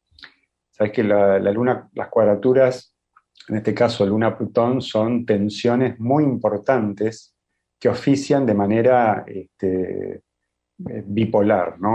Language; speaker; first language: Spanish; native; Spanish